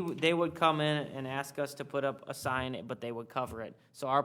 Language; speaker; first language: English; native; English